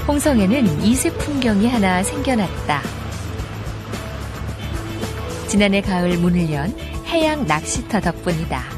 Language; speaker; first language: Korean; native; Korean